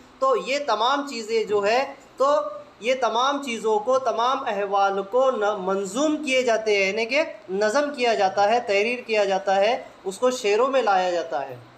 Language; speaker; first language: Urdu; native; Urdu